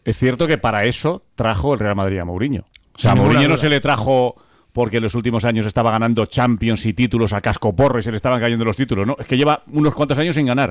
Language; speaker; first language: Spanish; native; Spanish